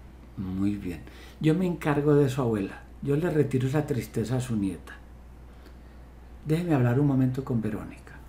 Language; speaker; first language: Spanish; native; Spanish